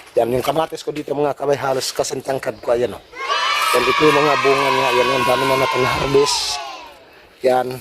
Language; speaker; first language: Filipino; non-native, local second language; Cebuano